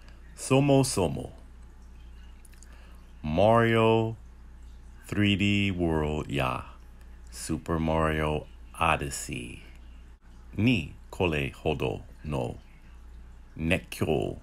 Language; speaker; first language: Japanese; non-native, learner; English